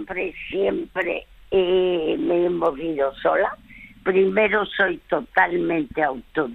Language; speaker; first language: Spanish; early bilingual, other home language; French